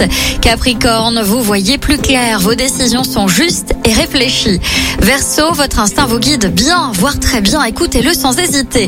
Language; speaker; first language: French; native; French